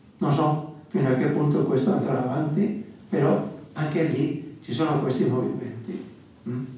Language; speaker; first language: Italian; non-native, fluent; Basque